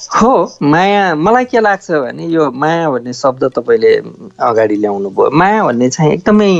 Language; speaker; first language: Nepali; native; Nepali